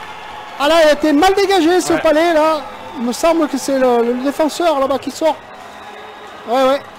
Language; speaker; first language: French; native; French